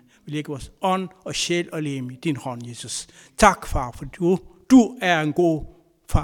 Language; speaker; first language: Danish; non-native, fluent; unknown